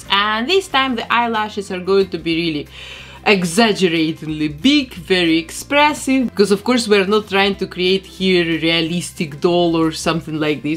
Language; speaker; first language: English; non-native, fluent; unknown